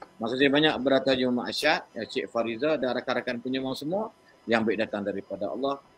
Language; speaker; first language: Malay; native; Malay